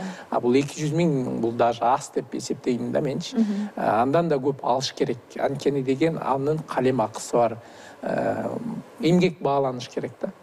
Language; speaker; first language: Kyrgyz; native; Kyrgyz